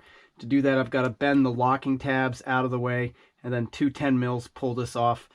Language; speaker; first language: English; native; English